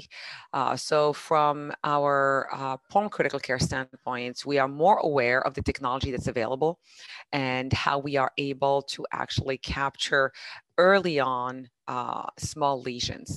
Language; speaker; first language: English; non-native, fluent; Arabic